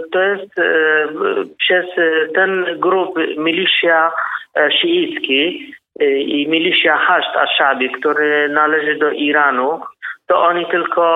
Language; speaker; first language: Polish; non-native, learner; Kurdish